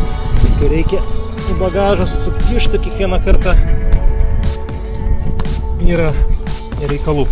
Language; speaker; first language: Lithuanian; native; Lithuanian